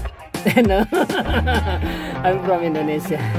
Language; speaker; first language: English; non-native, learner; Indonesian